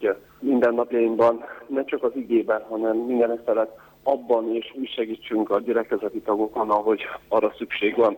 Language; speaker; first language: Hungarian; native; Hungarian